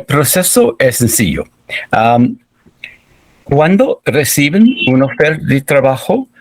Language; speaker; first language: Spanish; non-native, fluent; English